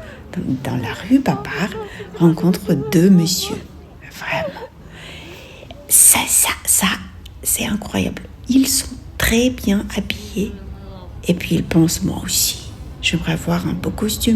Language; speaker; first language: French; non-native, fluent; Russian